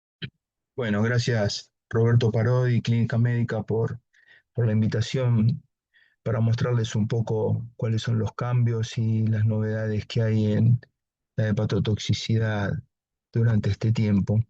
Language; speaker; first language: Spanish; native; Spanish